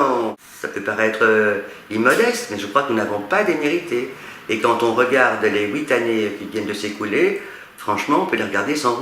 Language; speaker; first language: French; native; French